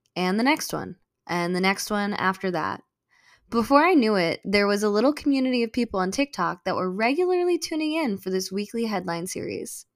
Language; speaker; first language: English; native; English